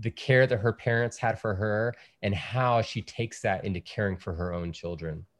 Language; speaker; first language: English; early bilingual, other home language; Spanish